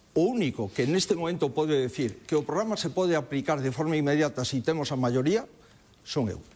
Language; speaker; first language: Galician; native; Galician